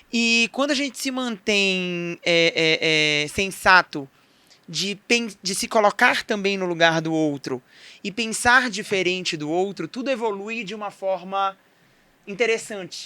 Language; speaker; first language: Portuguese; native; Portuguese